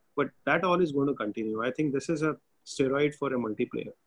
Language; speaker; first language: English; non-native, local second language; Hindi